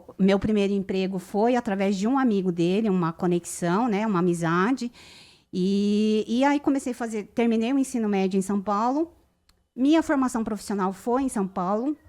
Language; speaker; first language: Portuguese; early bilingual, other home language; Japanese